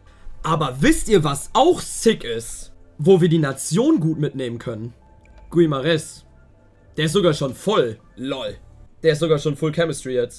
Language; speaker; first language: German; native; German